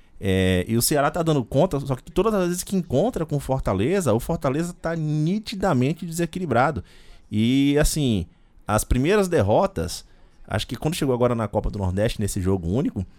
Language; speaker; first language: Portuguese; native; Portuguese